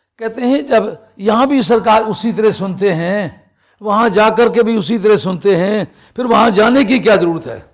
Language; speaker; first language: Urdu; non-native, local second language; Punjabi